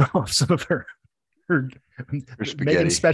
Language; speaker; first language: English; native; English